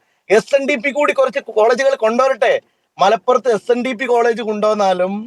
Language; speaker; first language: Malayalam; native; Malayalam